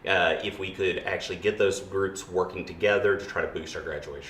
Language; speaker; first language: English; native; English